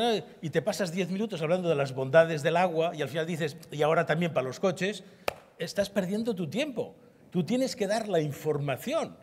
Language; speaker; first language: Spanish; native; Spanish